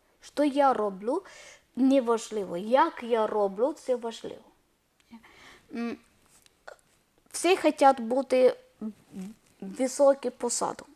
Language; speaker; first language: Ukrainian; non-native, learner; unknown